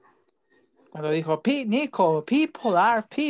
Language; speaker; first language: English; non-native, fluent; Spanish